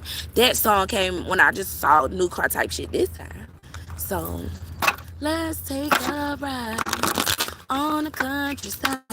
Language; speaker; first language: English; native; English